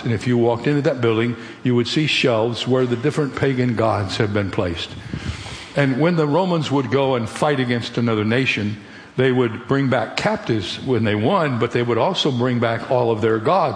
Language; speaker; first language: English; native; English